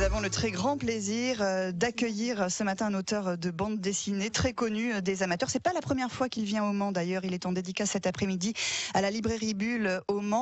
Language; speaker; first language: French; native; French